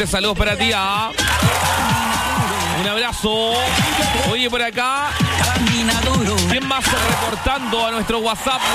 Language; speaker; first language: Spanish; native; Spanish